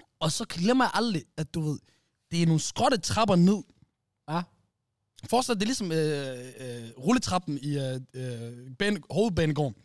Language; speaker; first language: Danish; early bilingual, other home language; Somali